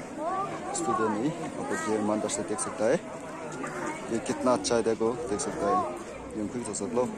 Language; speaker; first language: Hindi; non-native, local second language; Tangkhul Naga (India)